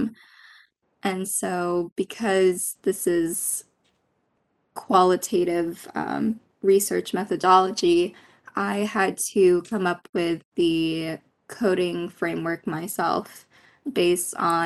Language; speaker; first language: English; non-native, local second language; Filipino